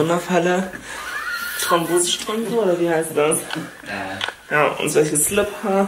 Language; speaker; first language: German; native; German